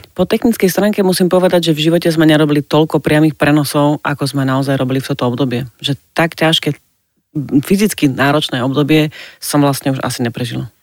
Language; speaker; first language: Slovak; native; Slovak